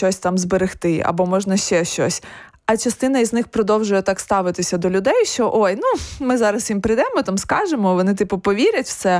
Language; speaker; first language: Ukrainian; native; Ukrainian